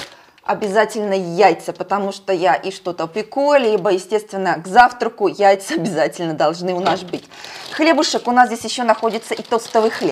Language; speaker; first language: Russian; native; Russian